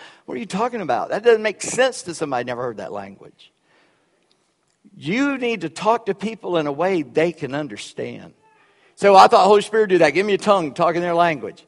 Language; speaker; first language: English; early bilingual, other home language; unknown